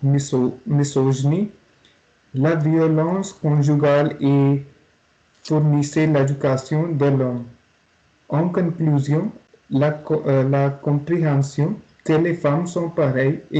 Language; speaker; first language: French; non-native, learner; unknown